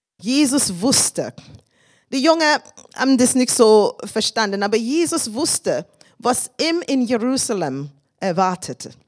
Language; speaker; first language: German; non-native, fluent; English